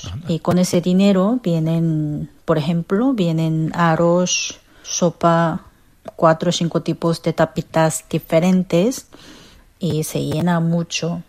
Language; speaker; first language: Spanish; non-native, fluent; Korean